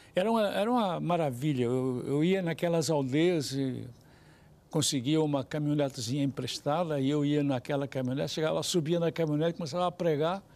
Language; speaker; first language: Portuguese; native; Portuguese